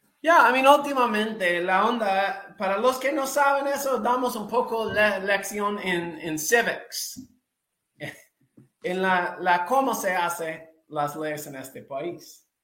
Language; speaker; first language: Spanish; non-native, fluent; English